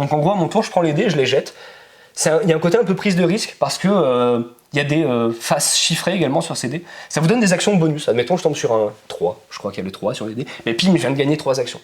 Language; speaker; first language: French; native; French